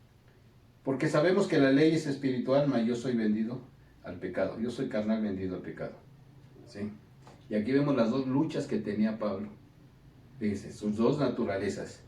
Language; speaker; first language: Spanish; native; Spanish